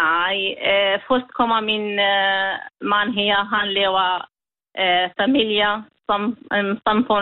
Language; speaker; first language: Danish; non-native, learner; Kurdish